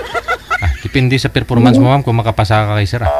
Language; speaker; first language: Filipino; native; Filipino